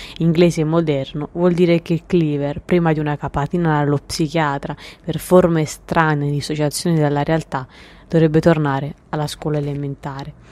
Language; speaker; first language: Italian; native; Italian